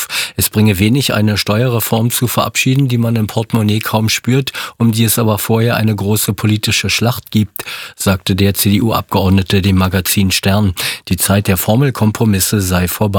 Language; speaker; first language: German; native; German